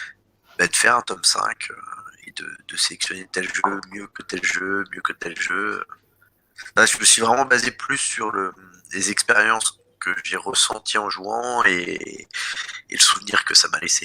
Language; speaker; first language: French; native; French